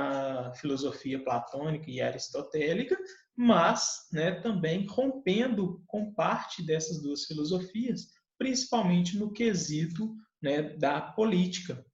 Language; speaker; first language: Portuguese; native; Portuguese